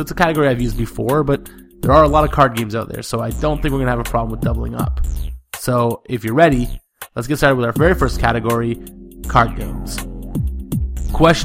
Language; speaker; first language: English; native; English